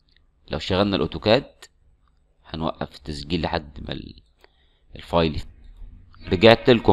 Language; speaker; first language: Arabic; native; Arabic